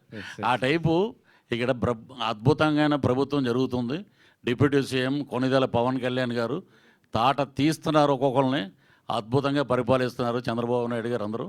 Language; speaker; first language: Telugu; native; Telugu